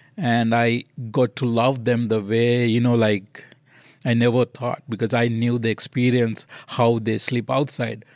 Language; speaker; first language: English; non-native, local second language; Sinhala